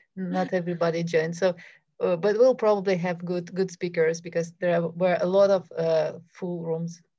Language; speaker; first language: English; non-native, fluent; Ukrainian